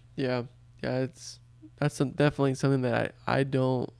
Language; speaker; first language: English; early bilingual, other home language; Spanish